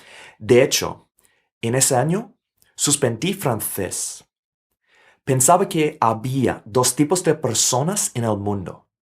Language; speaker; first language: Spanish; non-native, fluent; English